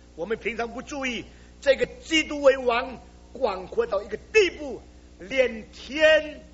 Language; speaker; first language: Chinese; native; Chinese